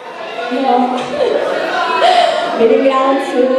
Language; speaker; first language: Italian; native; Italian